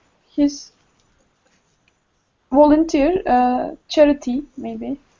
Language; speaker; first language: English; non-native, learner; Turkish